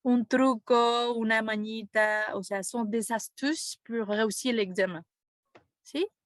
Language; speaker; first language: French; non-native, fluent; Spanish